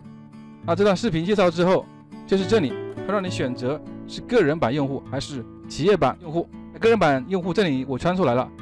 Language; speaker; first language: Chinese; native; Chinese